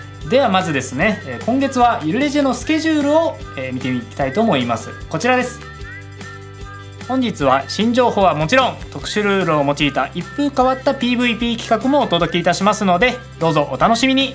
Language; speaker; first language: Japanese; native; Japanese